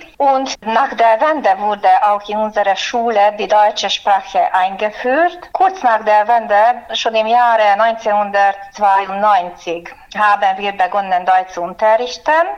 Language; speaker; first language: German; non-native, fluent; Hungarian